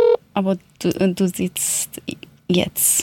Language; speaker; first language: German; non-native, learner; Persian